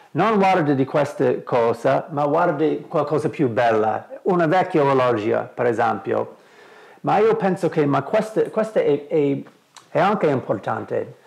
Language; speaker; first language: Italian; non-native, learner; English